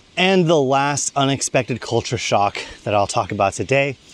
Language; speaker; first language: English; native; English